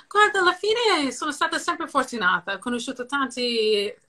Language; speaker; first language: Italian; non-native, fluent; English